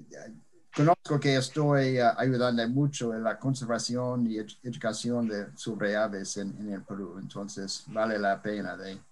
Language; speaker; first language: Spanish; non-native, fluent; English